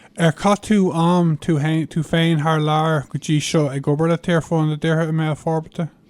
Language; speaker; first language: Irish; non-native, local second language; English